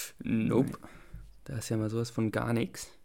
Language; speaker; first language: German; native; German